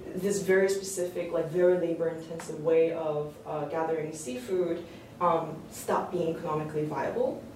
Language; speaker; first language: English; early bilingual, other home language; Korean